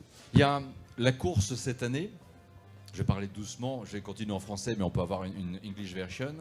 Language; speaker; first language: French; native; French